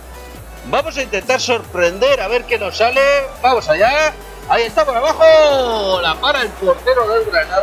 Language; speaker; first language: Spanish; native; Spanish